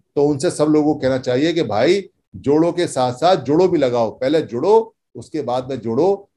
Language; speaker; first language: Hindi; native; Hindi